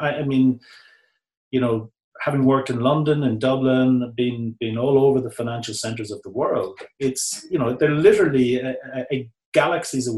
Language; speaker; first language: English; native; English